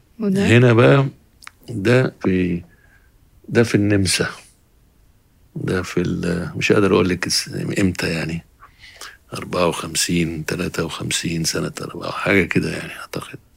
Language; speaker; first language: Arabic; native; Arabic